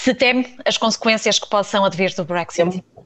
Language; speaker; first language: Portuguese; native; Portuguese